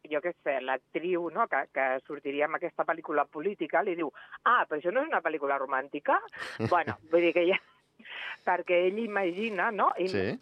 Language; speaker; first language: Catalan; native; Catalan